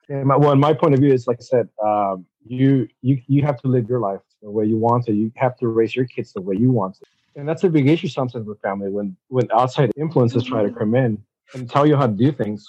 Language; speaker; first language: English; early bilingual, other home language; Spanish